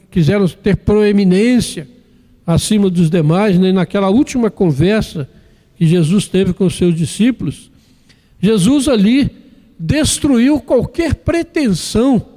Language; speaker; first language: Portuguese; native; Portuguese